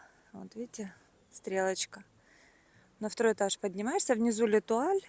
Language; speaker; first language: Russian; native; Russian